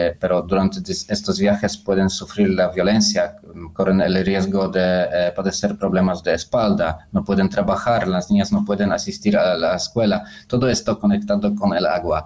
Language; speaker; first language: Spanish; non-native, learner; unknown